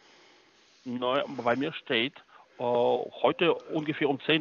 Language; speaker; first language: German; non-native, fluent; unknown